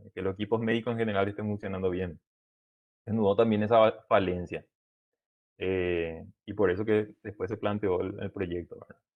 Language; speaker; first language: Spanish; native; Spanish